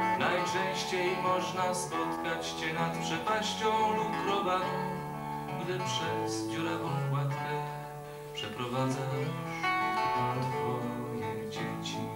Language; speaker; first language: Polish; native; Polish